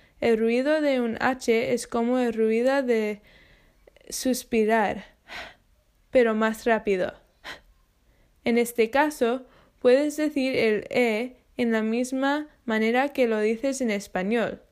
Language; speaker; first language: Spanish; non-native, learner; English